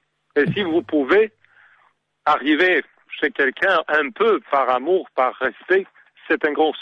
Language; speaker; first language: French; non-native, learner; Serbian